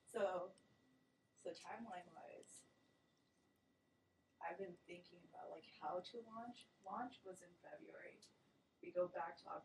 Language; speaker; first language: English; native; English